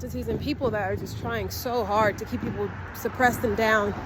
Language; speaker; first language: English; native; English